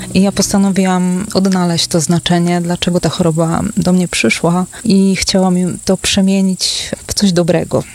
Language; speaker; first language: Polish; native; Polish